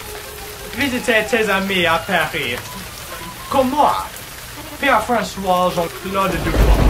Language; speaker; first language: French; non-native, learner; English